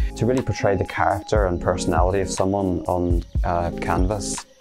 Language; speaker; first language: English; native; English